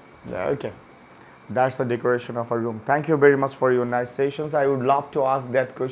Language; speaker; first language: English; non-native, fluent; Bangla